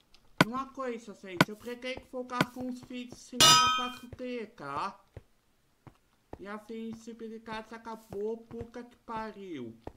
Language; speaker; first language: Portuguese; native; Portuguese